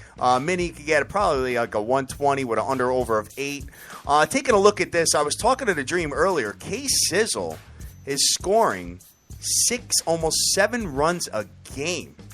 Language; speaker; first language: English; native; English